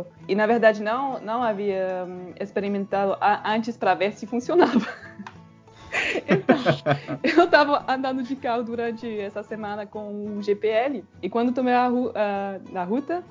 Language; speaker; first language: Portuguese; non-native, fluent; French